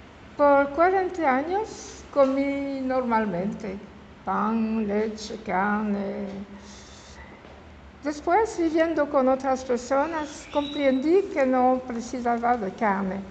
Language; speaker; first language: Spanish; non-native, learner; French